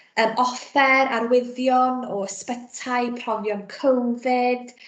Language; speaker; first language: Welsh; native; Welsh